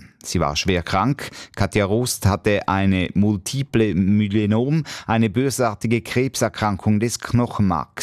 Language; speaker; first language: German; native; German